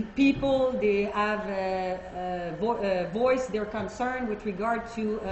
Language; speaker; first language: English; non-native, fluent; French